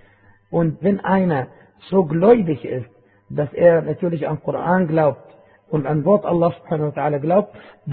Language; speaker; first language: German; non-native, fluent; Arabic